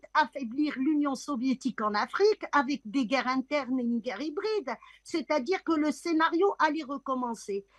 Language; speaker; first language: French; non-native, local second language; Arabic